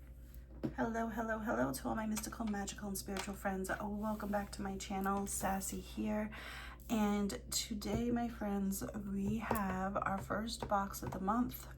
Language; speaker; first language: English; native; English